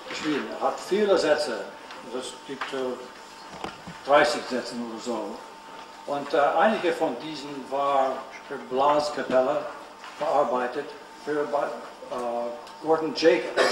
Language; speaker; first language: German; non-native, learner; English